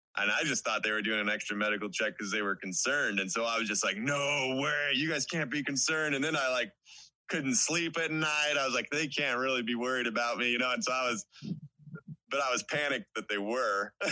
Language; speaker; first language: English; native; English